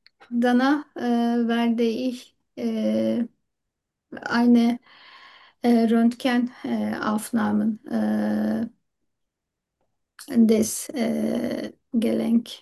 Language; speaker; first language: German; non-native, learner; Turkish